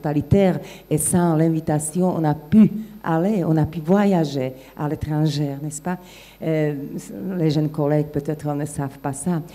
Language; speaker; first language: French; non-native, fluent; Slovak